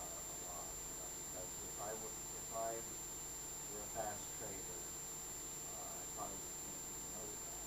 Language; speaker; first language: English; non-native, learner; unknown